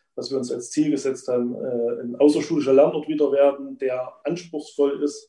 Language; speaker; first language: German; native; German